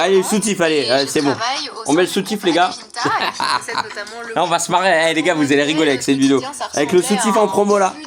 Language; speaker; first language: French; native; French